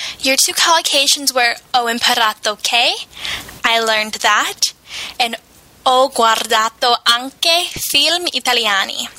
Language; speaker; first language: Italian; non-native, fluent; English